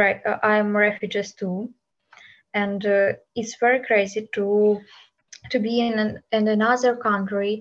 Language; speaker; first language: English; non-native, learner; Ukrainian